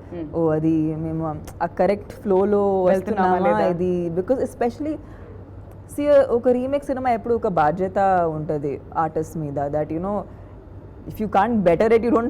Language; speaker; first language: Telugu; non-native, local second language; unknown